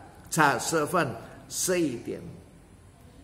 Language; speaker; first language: Chinese; non-native, fluent; Indonesian